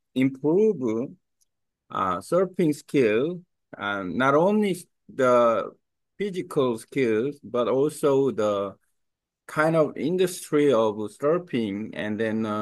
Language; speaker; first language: English; non-native, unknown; Korean